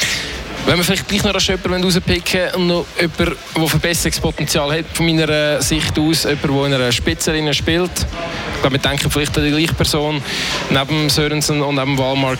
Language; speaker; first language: German; native; German